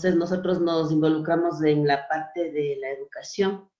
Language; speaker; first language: Spanish; native; Spanish